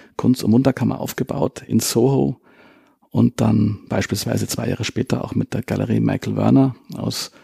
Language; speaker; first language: German; native; German